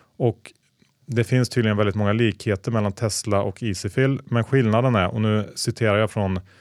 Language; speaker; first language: Swedish; native; Swedish